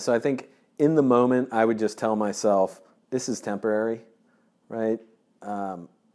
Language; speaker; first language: English; native; English